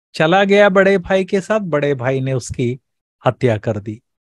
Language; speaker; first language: Hindi; non-native, local second language; Malayalam